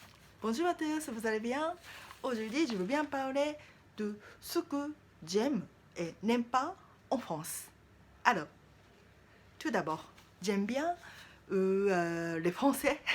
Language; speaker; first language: French; non-native, learner; Japanese